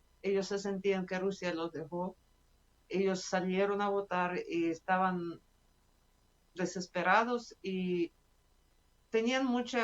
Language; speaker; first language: Spanish; non-native, fluent; Russian